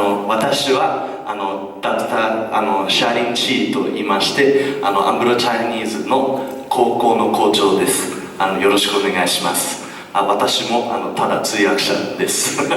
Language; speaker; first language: Japanese; non-native, fluent; English